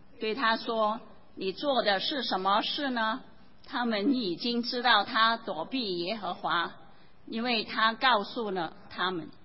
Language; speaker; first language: Chinese; non-native, local second language; Cantonese